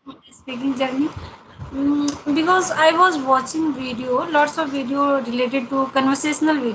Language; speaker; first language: English; non-native, learner; Hindi